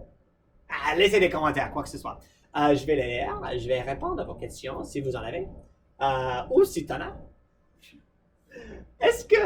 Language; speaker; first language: French; non-native, fluent; English